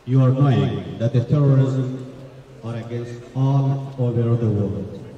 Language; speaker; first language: English; non-native, learner; Persian